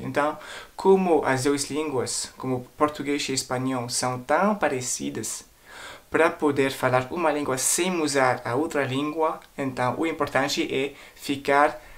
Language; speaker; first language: Portuguese; non-native, fluent; French